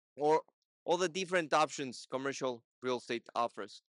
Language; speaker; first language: English; non-native, fluent; Portuguese